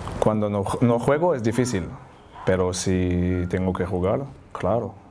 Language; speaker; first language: Spanish; non-native, learner; French